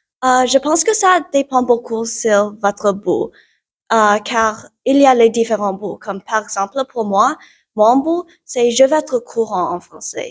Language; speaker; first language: French; non-native, learner; English